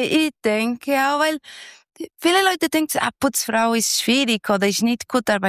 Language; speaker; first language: German; non-native, learner; Portuguese